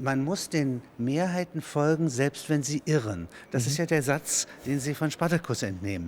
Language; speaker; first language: German; native; German